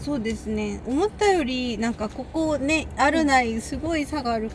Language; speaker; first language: Japanese; non-native, fluent; Korean